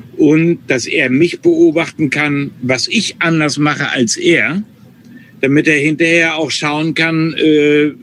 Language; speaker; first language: German; native; German